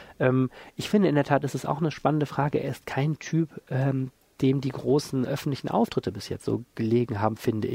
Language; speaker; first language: German; native; German